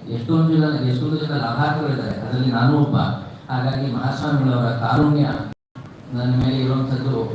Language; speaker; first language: Kannada; native; Kannada